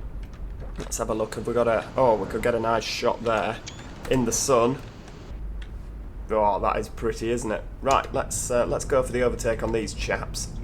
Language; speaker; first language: English; native; English